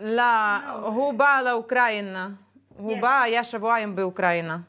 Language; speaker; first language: Hebrew; non-native, fluent; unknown